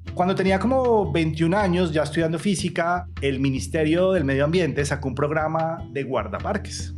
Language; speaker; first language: Spanish; native; Spanish